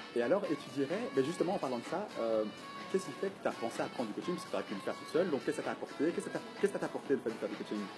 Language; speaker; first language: French; native; French